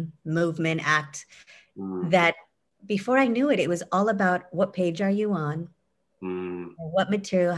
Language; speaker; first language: English; native; English